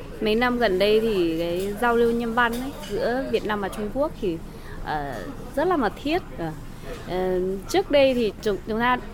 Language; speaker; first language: Vietnamese; non-native, fluent; Chinese